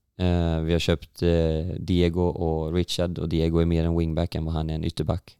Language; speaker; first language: Swedish; native; Swedish